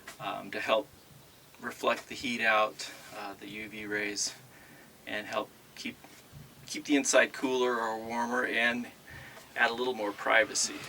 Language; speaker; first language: English; native; English